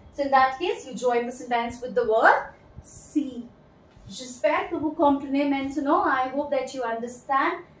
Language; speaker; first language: English; non-native, local second language; Hindi